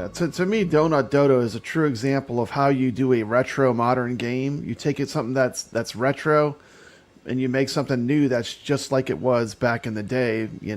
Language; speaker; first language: English; native; English